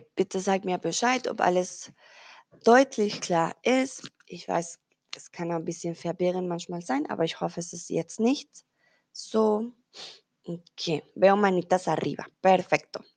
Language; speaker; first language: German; non-native, fluent; Spanish